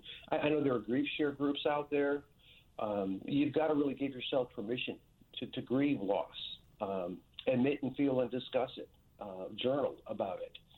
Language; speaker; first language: English; native; English